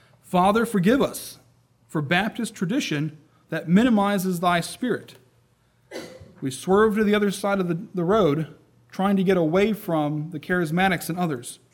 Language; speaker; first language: English; native; English